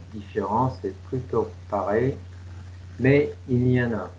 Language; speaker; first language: French; non-native, fluent; English